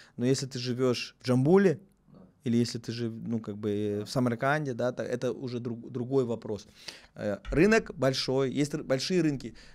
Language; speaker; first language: Russian; native; Russian